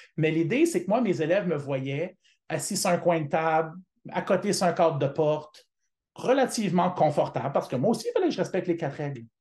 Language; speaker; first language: French; native; French